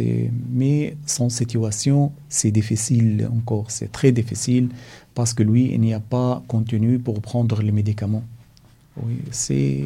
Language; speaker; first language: French; non-native, fluent; Arabic